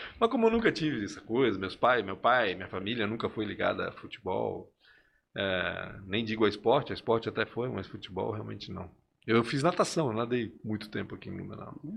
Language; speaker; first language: Portuguese; early bilingual, other home language; Spanish